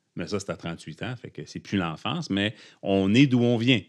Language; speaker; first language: French; native; French